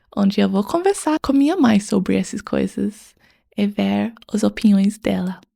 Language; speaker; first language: Portuguese; non-native, fluent; English